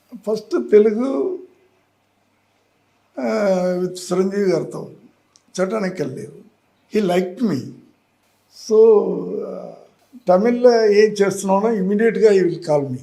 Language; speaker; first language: Telugu; non-native, learner; Tamil